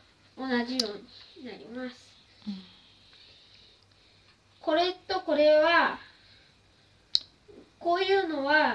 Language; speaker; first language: Japanese; early bilingual, other home language; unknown